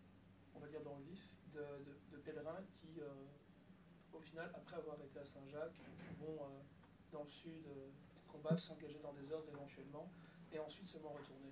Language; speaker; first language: French; native; French